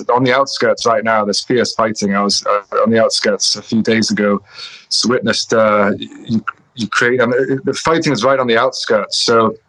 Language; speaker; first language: English; native; English